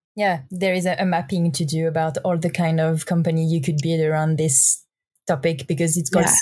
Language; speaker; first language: English; non-native, fluent; French